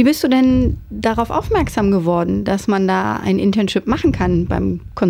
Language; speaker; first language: German; native; German